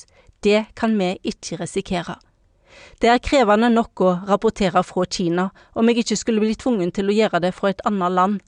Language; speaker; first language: Norwegian; native; Norwegian